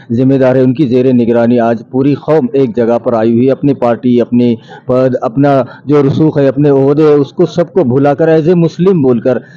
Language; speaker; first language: Urdu; native; Urdu